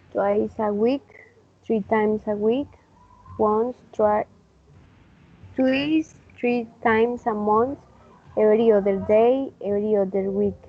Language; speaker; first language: English; non-native, learner; Spanish